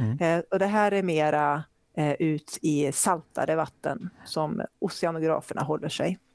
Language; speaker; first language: Swedish; native; Swedish